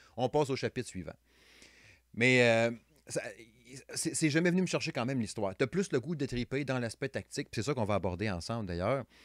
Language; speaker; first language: French; native; French